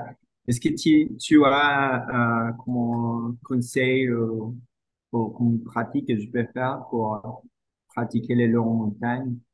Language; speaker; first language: French; non-native, fluent; English